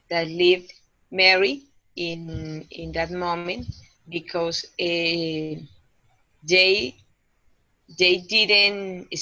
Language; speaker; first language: English; non-native, learner; Spanish